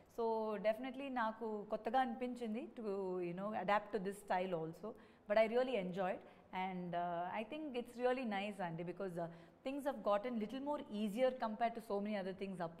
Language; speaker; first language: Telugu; non-native, local second language; Tamil